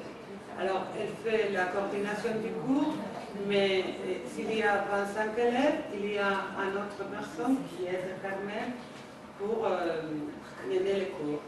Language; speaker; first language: French; non-native, fluent; Spanish